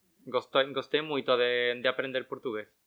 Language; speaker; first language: Portuguese; non-native, learner; Spanish